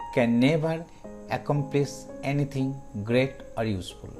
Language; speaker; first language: English; non-native, local second language; Bangla